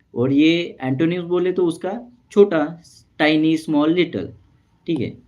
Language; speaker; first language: Hindi; non-native, local second language; Marathi